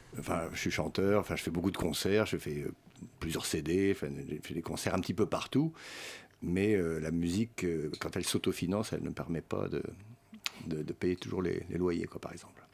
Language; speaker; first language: French; early bilingual, other home language; Swedish